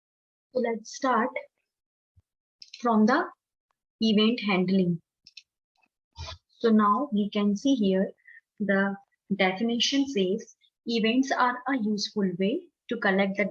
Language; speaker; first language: English; non-native, local second language; Hindi